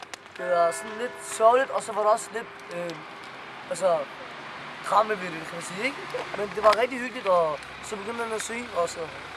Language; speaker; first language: Danish; early bilingual, other home language; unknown